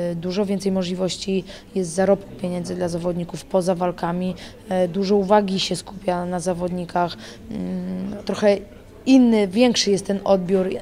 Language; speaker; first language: Polish; native; Polish